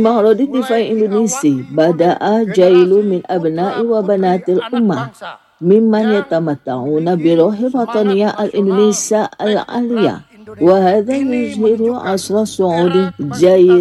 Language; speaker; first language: Arabic; non-native, fluent; Indonesian